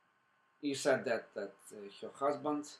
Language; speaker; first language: English; non-native, fluent; Russian